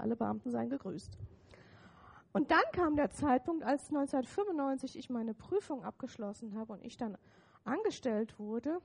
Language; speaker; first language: German; native; German